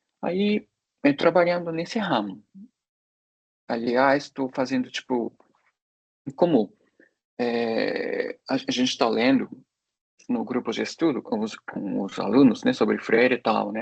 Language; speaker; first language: Portuguese; non-native, fluent; Japanese